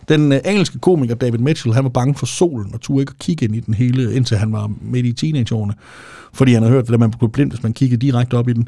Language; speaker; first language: Danish; native; Danish